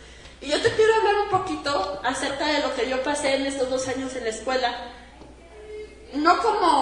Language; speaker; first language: Spanish; native; Spanish